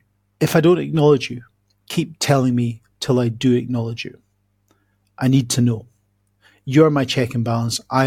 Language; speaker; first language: English; native; English